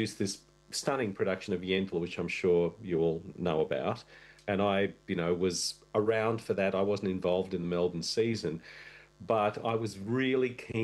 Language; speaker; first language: English; non-native, fluent; Russian